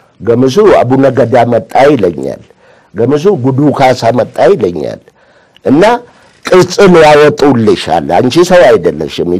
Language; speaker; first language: Amharic; non-native, local second language; Oromo